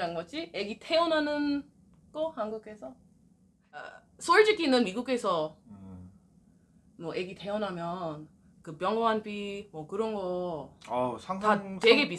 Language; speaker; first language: Korean; non-native, learner; English